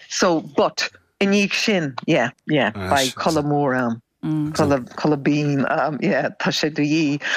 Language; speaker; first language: Irish; non-native, local second language; English